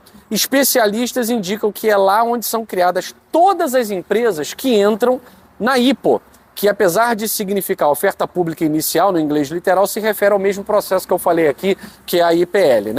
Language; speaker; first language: Portuguese; native; Portuguese